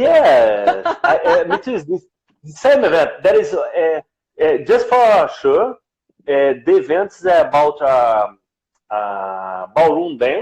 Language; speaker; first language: English; non-native, learner; Portuguese